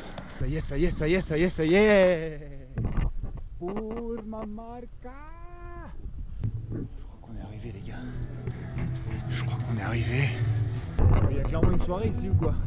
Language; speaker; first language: French; native; French